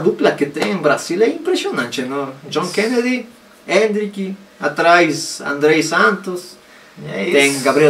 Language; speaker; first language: Portuguese; non-native, fluent; Spanish